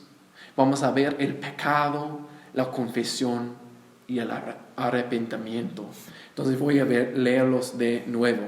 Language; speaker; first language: Spanish; non-native, fluent; English